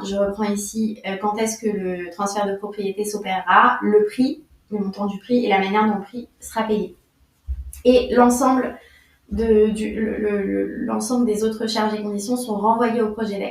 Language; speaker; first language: French; native; French